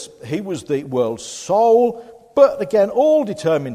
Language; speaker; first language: English; native; English